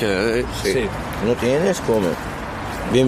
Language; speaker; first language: Spanish; non-native, learner; Arabic